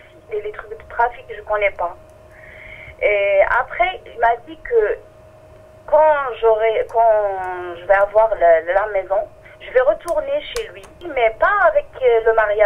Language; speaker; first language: French; non-native, fluent; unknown